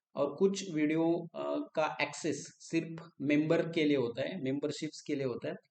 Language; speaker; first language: Hindi; non-native, local second language; Marathi